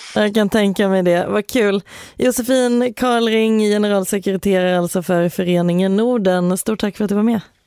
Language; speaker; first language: Swedish; native; Swedish